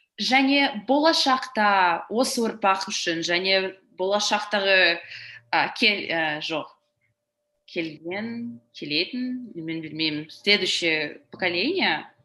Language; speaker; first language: Kazakh; non-native, learner; English